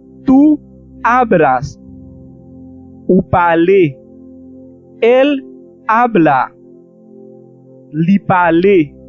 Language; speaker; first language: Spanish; non-native, learner; Haitian Creole